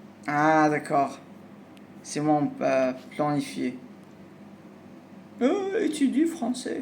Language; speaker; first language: French; non-native, learner; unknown